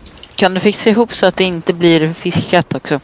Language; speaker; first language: Swedish; native; Swedish